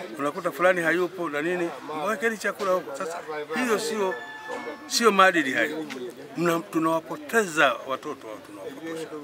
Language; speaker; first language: Swahili; non-native, local second language; Sukuma